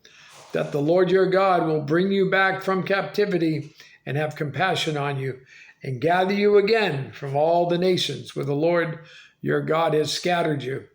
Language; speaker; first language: English; native; English